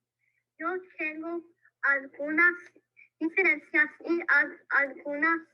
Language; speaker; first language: Spanish; non-native, learner; English